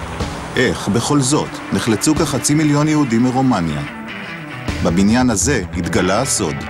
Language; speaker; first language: Hebrew; native; Hebrew